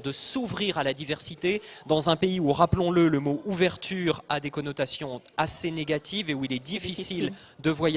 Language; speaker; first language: French; native; French